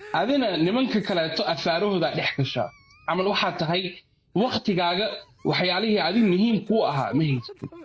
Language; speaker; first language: Somali; early bilingual, heritage; Somali